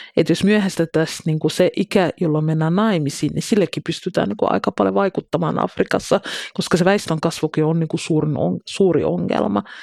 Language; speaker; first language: Finnish; early bilingual, other home language; Somali